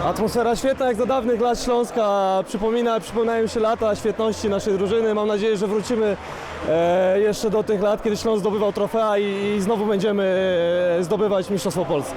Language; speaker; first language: Polish; native; Polish